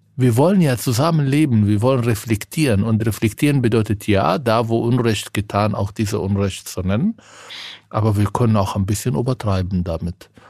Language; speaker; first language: German; non-native, fluent; Arabic